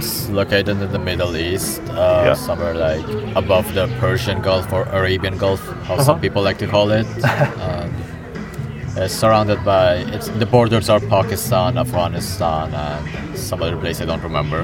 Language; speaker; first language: English; non-native, fluent; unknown